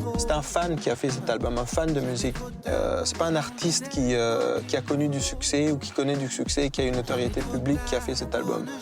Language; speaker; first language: French; non-native, local second language; Kinyarwanda